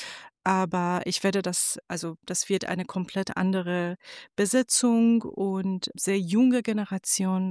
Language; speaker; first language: German; non-native, fluent; Persian